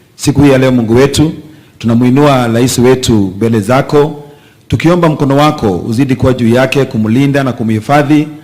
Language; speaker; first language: Swahili; non-native, local second language; Kikuyu